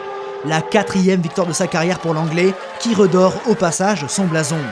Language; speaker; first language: French; native; French